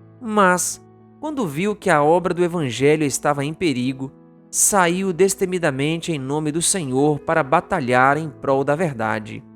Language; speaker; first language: Portuguese; native; Portuguese